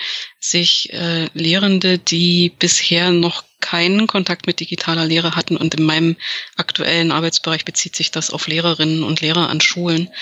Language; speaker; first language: German; native; German